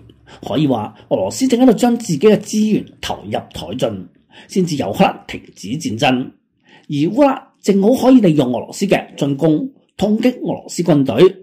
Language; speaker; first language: Chinese; non-native, local second language; Cantonese